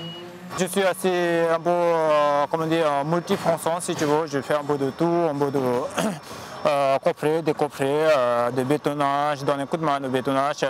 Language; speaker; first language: French; non-native, fluent; Sherpa